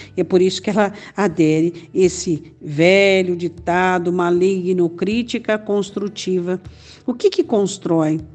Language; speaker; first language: Portuguese; native; Portuguese